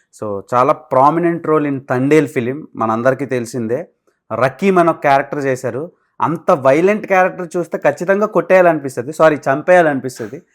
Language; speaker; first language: Telugu; native; Telugu